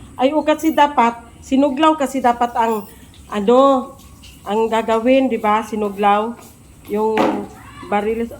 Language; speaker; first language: Filipino; non-native, local second language; Cebuano